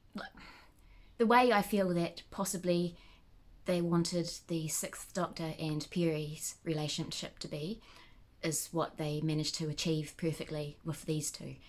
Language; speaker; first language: English; native; English